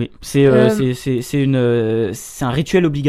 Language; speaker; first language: French; native; French